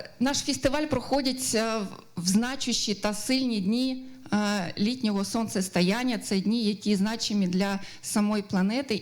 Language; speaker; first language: Ukrainian; native; Ukrainian